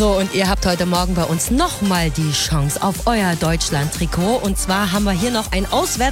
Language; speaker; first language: German; native; German